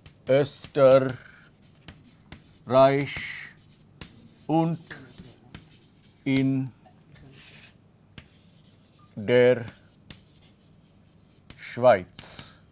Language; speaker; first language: German; non-native, fluent; Hindi